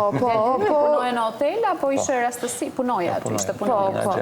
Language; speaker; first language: Albanian; native; Albanian